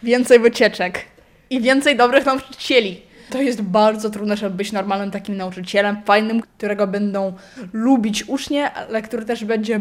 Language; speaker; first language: Polish; non-native, local second language; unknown